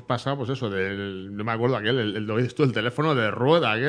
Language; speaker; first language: Spanish; native; Spanish